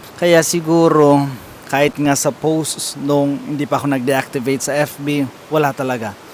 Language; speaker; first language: Filipino; non-native, local second language; Kinaray-a